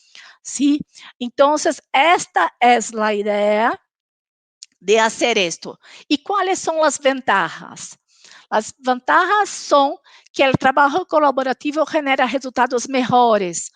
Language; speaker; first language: Spanish; non-native, local second language; Portuguese